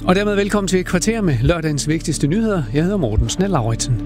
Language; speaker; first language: Danish; native; Danish